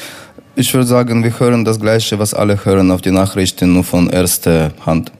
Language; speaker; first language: German; non-native, fluent; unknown